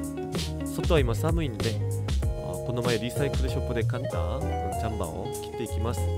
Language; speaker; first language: Japanese; non-native, fluent; Korean